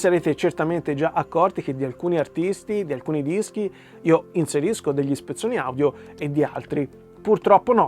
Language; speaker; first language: Italian; native; Italian